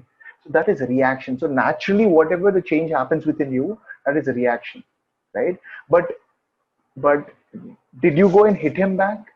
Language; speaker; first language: English; non-native, local second language; Hindi